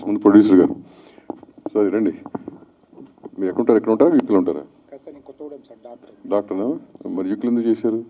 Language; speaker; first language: Telugu; native; Telugu